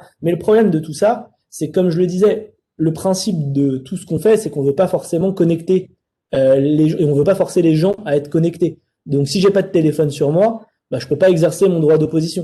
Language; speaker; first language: French; native; French